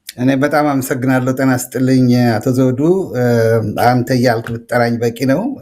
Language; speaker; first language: Amharic; native; Amharic